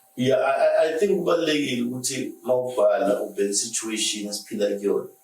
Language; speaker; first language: Zulu; native; Zulu